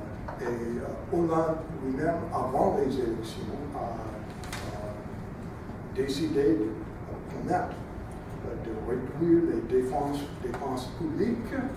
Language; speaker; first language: French; non-native, fluent; English